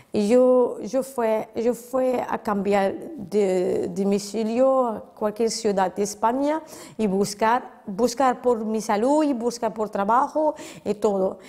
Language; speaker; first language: Spanish; non-native, fluent; Arabic